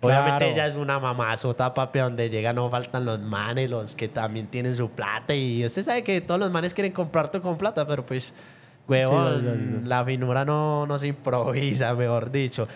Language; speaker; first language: Spanish; native; Spanish